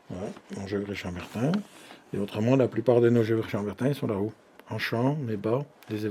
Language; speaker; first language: French; native; French